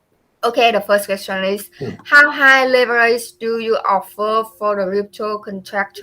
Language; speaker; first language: English; non-native, learner; Vietnamese